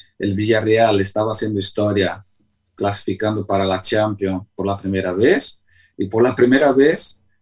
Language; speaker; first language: Spanish; non-native, fluent; Portuguese